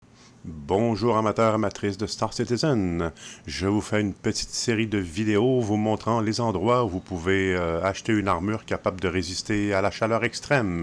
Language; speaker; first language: French; native; French